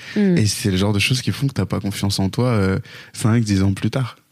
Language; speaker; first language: French; native; French